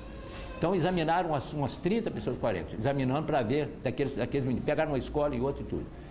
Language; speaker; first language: Portuguese; native; Portuguese